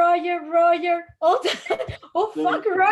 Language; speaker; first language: English; non-native, learner; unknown